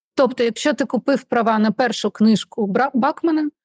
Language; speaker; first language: Ukrainian; non-native, local second language; Russian